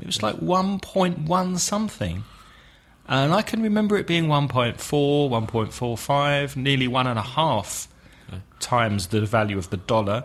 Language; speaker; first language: English; native; English